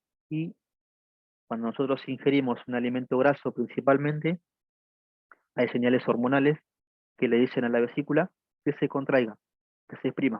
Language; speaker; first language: Spanish; native; Spanish